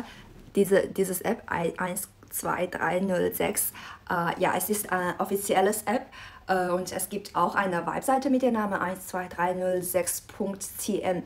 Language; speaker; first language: German; non-native, fluent; Chinese